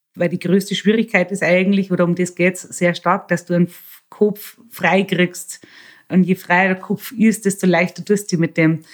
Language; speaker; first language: German; native; German